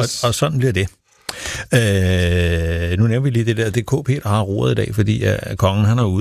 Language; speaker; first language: Danish; native; Danish